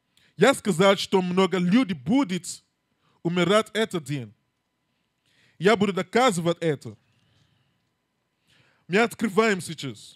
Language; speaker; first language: Russian; non-native, learner; English